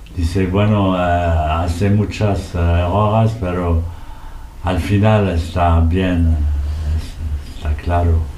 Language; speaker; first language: Spanish; non-native, learner; French